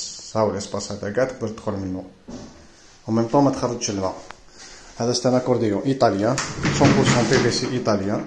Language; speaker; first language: Arabic; native; Arabic